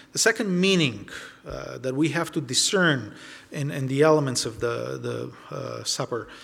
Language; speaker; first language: English; non-native, fluent; Romanian